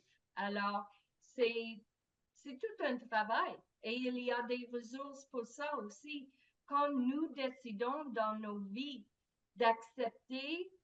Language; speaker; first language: French; non-native, fluent; English